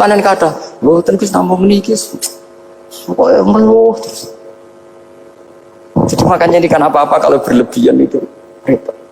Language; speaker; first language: Indonesian; non-native, local second language; Javanese